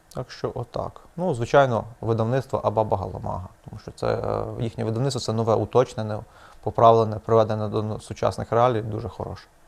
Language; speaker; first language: Ukrainian; native; Ukrainian